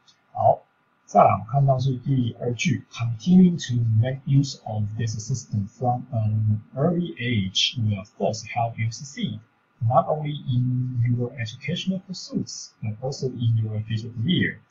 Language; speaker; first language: English; non-native, fluent; Chinese